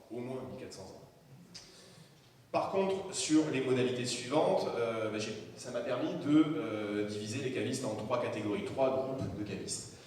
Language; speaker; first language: French; native; French